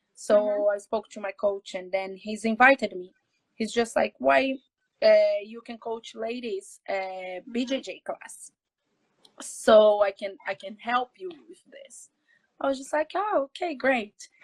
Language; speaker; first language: English; non-native, fluent; Portuguese